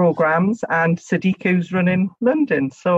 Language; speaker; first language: English; native; English